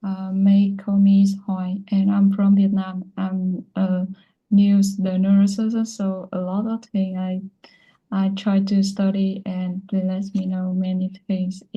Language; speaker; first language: English; non-native, learner; Vietnamese